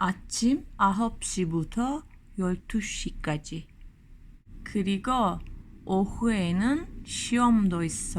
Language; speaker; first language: Korean; non-native, learner; Turkish